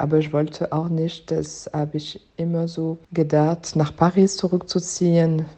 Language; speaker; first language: German; non-native, fluent; French